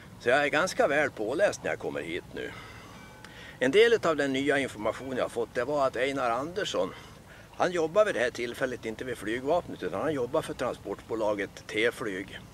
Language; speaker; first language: Swedish; native; Swedish